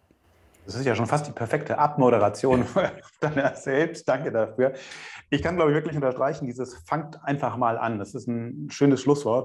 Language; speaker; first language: German; native; German